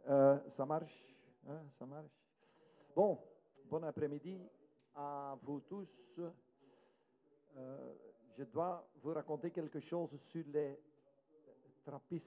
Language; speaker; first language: French; non-native, local second language; Dutch